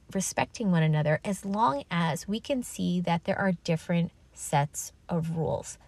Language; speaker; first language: English; native; English